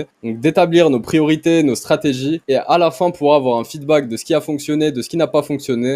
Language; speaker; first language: French; native; French